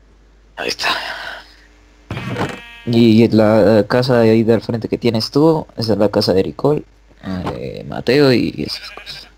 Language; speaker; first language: Spanish; native; Spanish